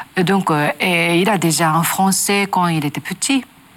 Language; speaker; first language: French; non-native, learner; Japanese